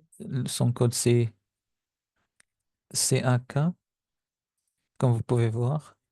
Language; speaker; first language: French; non-native, fluent; Spanish